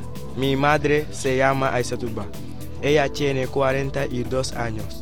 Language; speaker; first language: Spanish; non-native, learner; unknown